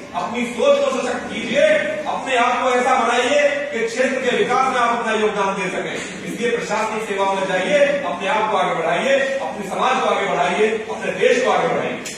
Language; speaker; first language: Hindi; native; Hindi